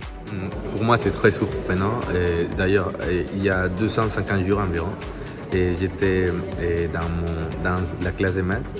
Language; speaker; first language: French; non-native, fluent; Spanish